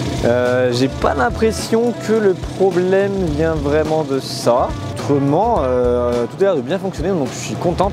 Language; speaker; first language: French; native; French